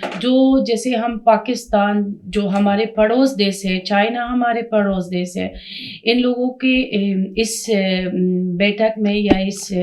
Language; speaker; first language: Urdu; non-native, fluent; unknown